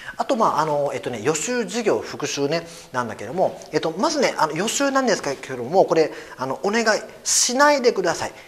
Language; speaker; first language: Japanese; native; Japanese